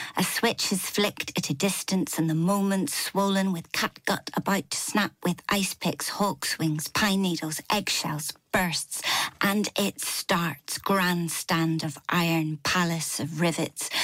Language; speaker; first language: English; native; English